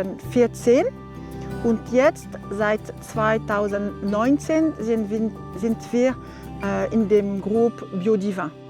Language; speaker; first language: German; non-native, learner; French